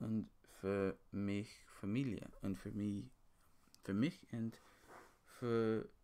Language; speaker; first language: German; non-native, learner; English